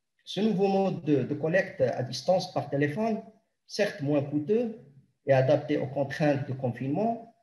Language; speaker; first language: French; non-native, local second language; Arabic